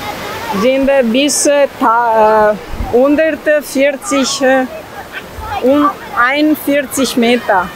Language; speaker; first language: German; non-native, learner; Italian